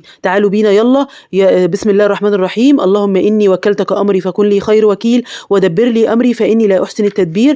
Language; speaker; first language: Arabic; native; Arabic